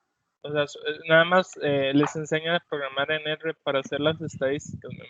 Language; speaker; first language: Spanish; native; Spanish